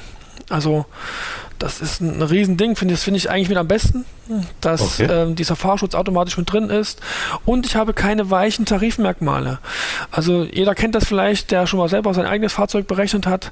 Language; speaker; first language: German; native; German